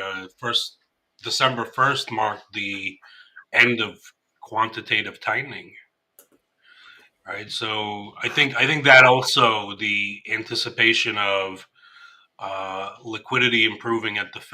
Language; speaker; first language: English; native; English